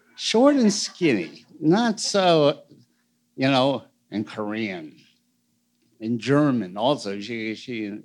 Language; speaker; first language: English; native; English